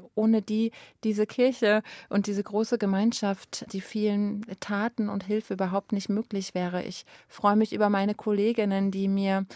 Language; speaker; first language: German; native; German